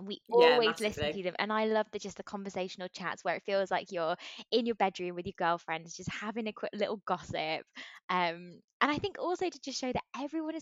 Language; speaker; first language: English; native; English